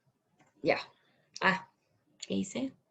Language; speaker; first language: Spanish; native; Spanish